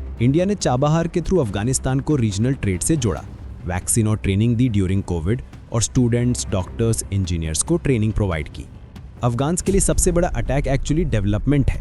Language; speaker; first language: Hindi; native; Hindi